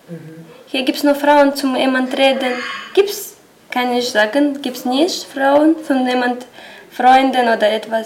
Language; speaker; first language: German; non-native, learner; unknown